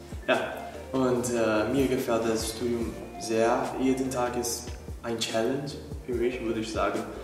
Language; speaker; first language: German; non-native, fluent; Portuguese